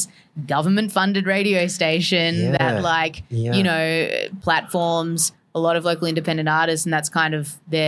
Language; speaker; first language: English; native; English